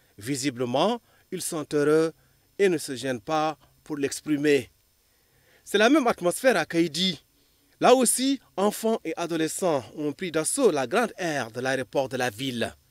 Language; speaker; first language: French; non-native, local second language; Fula